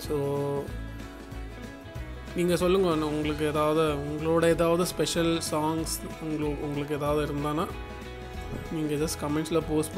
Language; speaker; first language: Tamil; early bilingual, heritage; Tamil